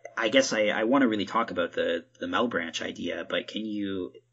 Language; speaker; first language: English; native; English